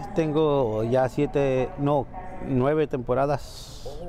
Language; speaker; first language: Spanish; native; Spanish